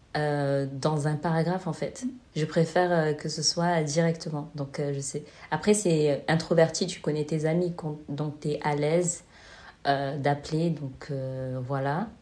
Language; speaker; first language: French; native; French